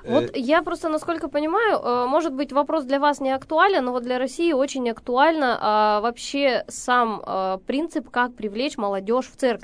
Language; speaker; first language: Russian; native; Russian